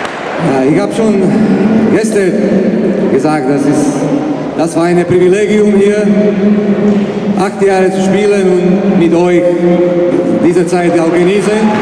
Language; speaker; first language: German; non-native, fluent; Slovak